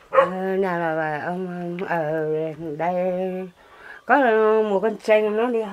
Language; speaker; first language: Vietnamese; non-native, local second language; Hmong